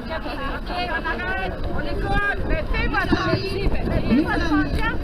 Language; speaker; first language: French; native; French